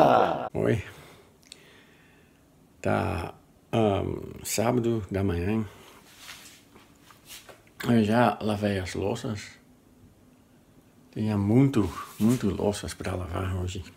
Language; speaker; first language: Portuguese; non-native, learner; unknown